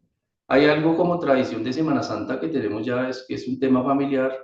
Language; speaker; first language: Spanish; native; Spanish